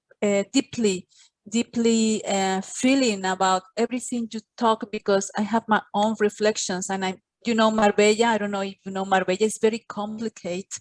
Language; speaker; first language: English; non-native, fluent; Spanish